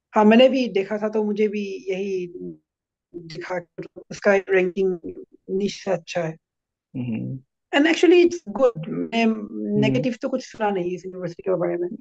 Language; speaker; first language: Hindi; non-native, local second language; Assamese